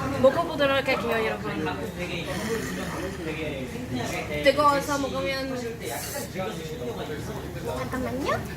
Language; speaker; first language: Korean; non-native, fluent; French